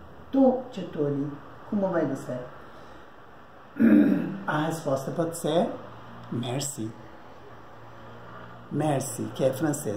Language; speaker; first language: Portuguese; non-native, fluent; Persian